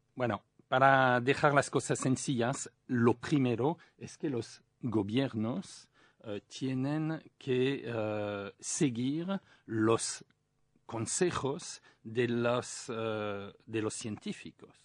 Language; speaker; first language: Spanish; non-native, fluent; French